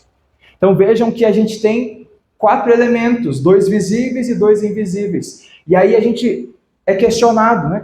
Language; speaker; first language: Portuguese; native; Portuguese